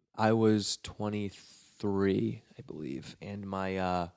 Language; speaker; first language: English; native; English